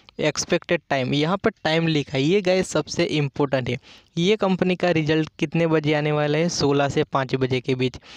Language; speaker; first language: Hindi; non-native, local second language; Gujarati